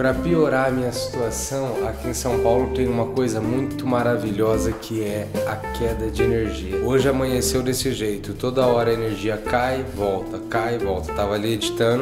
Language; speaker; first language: Portuguese; native; Portuguese